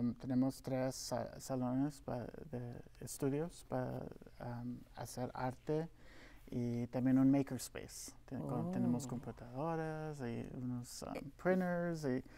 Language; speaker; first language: Spanish; non-native, local second language; English